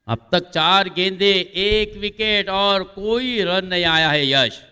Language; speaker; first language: Hindi; non-native, local second language; Marathi